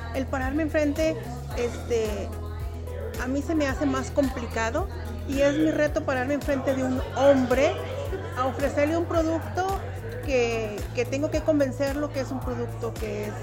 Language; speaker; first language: Spanish; native; Spanish